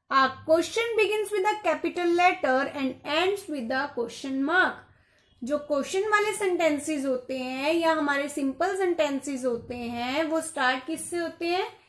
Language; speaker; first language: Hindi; non-native, local second language; Gujarati